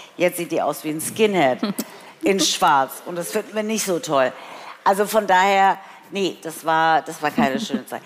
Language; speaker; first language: German; early bilingual, other home language; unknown